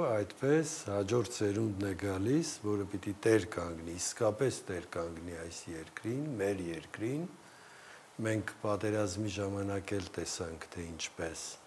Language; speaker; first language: Armenian; native; Armenian